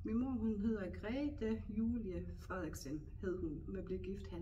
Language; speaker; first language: Danish; non-native, local second language; Faroese